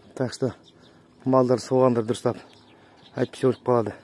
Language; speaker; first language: Russian; non-native, local second language; Kazakh